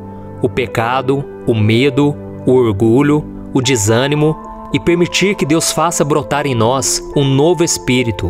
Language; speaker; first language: Portuguese; native; Portuguese